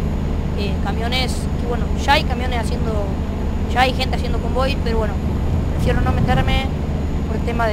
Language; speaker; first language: Spanish; native; Spanish